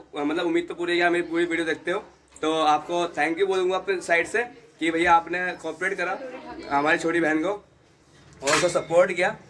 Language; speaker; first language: Hindi; native; Hindi